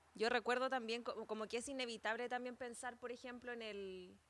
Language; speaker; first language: Spanish; native; Spanish